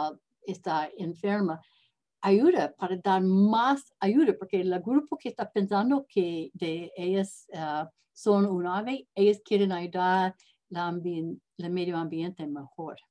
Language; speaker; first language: Spanish; non-native, learner; English